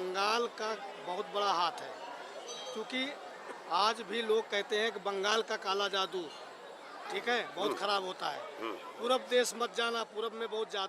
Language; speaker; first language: Hindi; native; Hindi